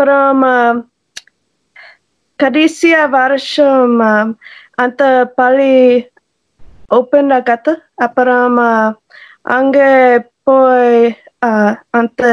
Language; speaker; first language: Tamil; non-native, learner; English